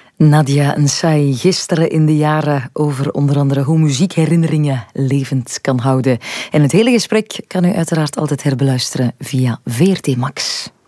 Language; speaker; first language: Dutch; native; Dutch